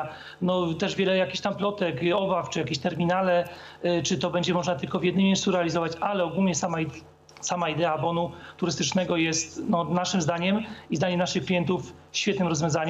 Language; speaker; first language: Polish; native; Polish